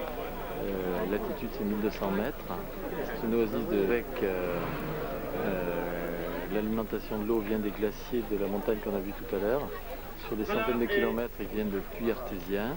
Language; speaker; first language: French; native; French